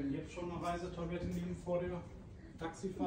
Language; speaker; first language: German; native; German